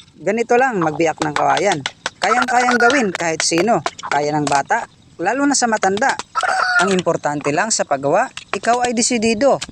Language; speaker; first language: Filipino; non-native, local second language; Cebuano